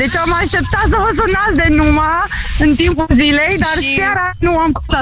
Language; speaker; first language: Romanian; native; Romanian